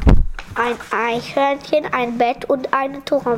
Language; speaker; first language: German; early bilingual, other home language; Polish